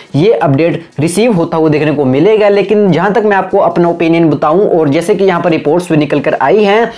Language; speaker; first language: Hindi; native; Hindi